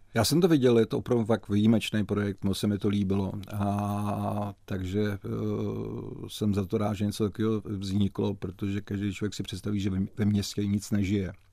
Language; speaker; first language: Czech; native; Czech